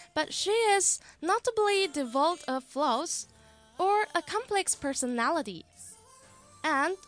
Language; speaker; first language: English; non-native, fluent; Chinese